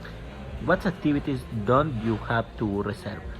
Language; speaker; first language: English; non-native, learner; Spanish